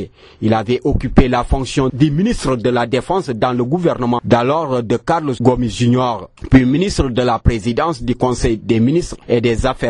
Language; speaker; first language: French; non-native, fluent; Portuguese